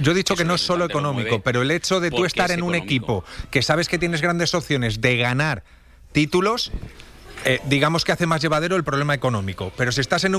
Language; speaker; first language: Spanish; native; Spanish